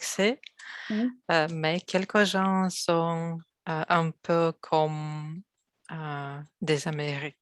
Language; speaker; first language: French; non-native, learner; Russian